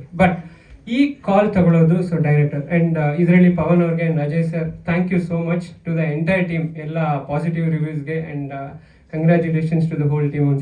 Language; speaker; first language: Kannada; native; Kannada